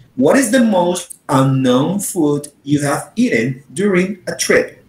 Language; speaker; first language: English; non-native, fluent; Spanish